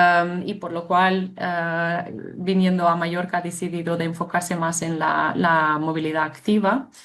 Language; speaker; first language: Spanish; non-native, fluent; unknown